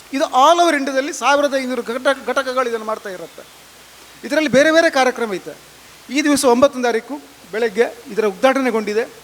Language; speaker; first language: Kannada; native; Kannada